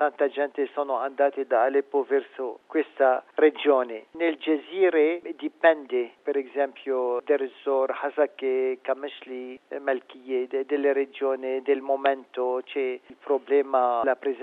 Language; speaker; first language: Italian; non-native, fluent; Arabic